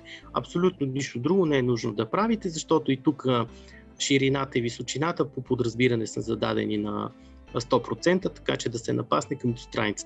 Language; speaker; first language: Bulgarian; native; Bulgarian